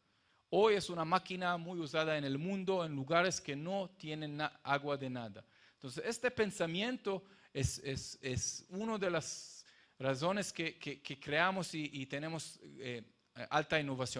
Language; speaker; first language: Spanish; non-native, fluent; Hebrew